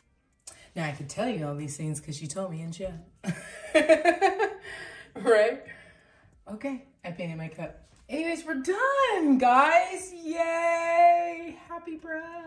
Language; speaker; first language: English; native; English